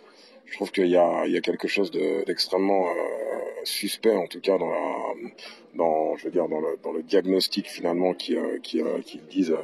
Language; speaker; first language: French; native; French